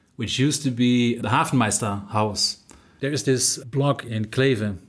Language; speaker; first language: English; non-native, fluent; Dutch